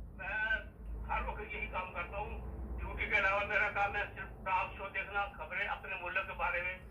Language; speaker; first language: Urdu; non-native, local second language; Punjabi